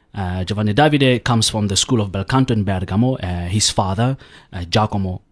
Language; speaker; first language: English; non-native, local second language; Southern Sotho